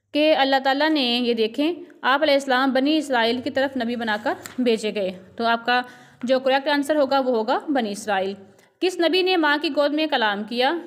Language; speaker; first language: Urdu; non-native, local second language; Punjabi